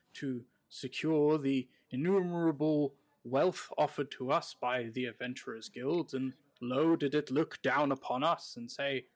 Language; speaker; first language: English; native; English